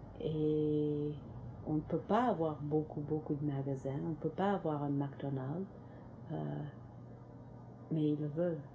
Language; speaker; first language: French; non-native, local second language; English